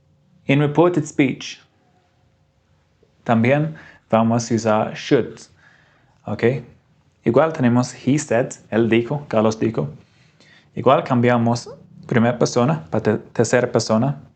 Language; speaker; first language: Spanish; non-native, fluent; English